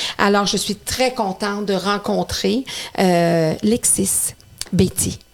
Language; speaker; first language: French; native; French